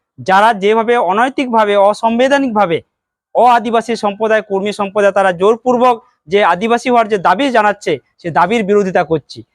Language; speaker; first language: Bangla; non-native, local second language; Santali